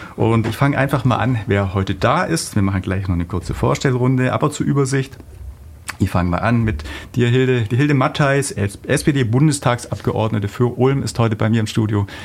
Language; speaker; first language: German; native; German